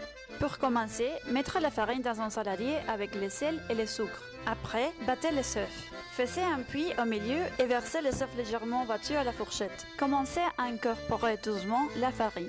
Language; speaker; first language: French; non-native, learner; Spanish